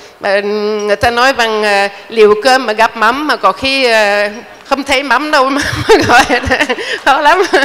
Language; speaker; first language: Vietnamese; non-native, fluent; English